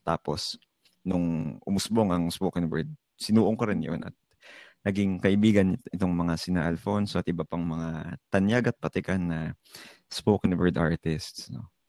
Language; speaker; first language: Filipino; native; Filipino